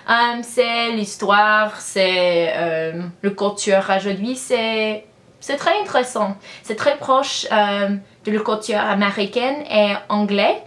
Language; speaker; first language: French; non-native, learner; English